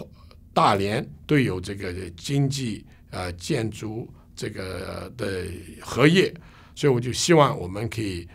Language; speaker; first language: Chinese; non-native, local second language; Cantonese